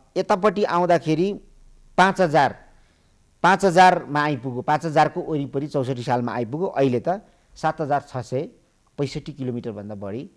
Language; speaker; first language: Nepali; native; Nepali